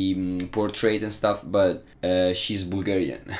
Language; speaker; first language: English; non-native, fluent; Italian